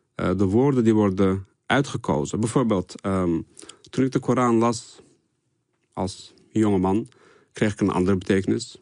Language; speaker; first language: Dutch; early bilingual, other home language; Turkish